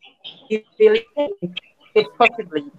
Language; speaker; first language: English; non-native, learner; Indonesian